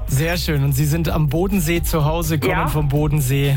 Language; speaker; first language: German; native; German